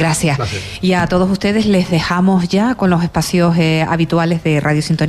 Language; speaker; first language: Spanish; native; Spanish